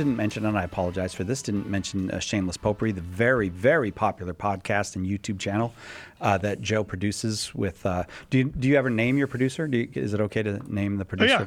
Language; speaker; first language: English; native; English